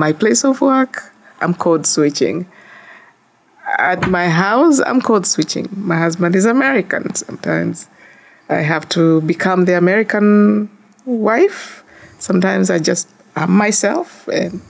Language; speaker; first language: English; non-native, local second language; Gusii